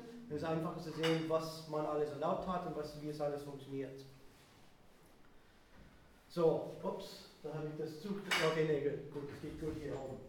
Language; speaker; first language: German; non-native, fluent; English